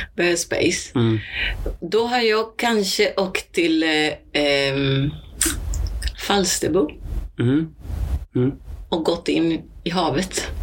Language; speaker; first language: Swedish; non-native, fluent; Spanish